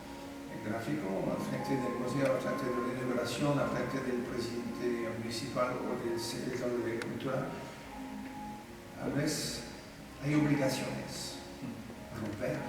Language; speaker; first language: Spanish; non-native, fluent; French